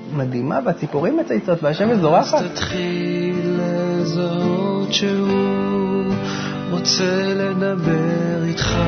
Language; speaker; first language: Hebrew; native; Hebrew